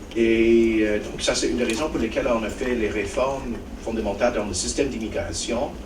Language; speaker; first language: French; non-native, local second language; English